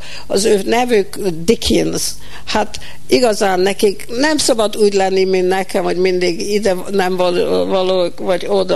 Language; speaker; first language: Hungarian; early bilingual, heritage; Hungarian